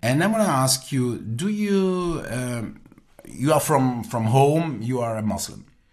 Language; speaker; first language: English; non-native, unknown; Italian